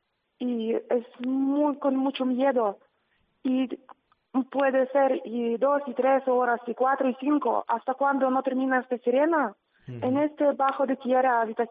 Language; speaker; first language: Spanish; non-native, learner; Ukrainian